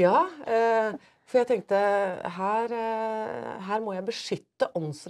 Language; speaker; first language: Norwegian; native; Norwegian